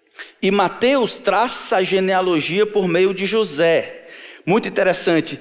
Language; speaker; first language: Portuguese; native; Portuguese